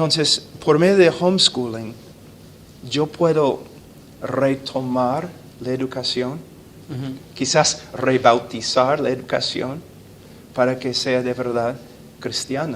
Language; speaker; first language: Spanish; non-native, fluent; English